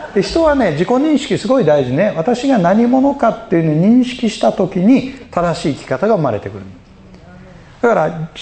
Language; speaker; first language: Japanese; native; Japanese